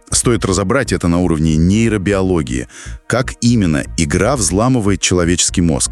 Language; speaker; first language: Russian; native; Russian